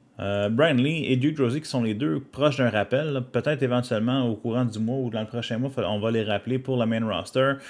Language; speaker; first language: French; native; French